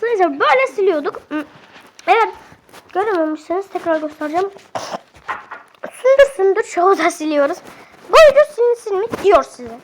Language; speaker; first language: Turkish; native; Turkish